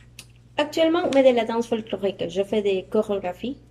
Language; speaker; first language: French; non-native, learner; Spanish